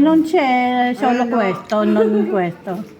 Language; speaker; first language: Italian; non-native, learner; Filipino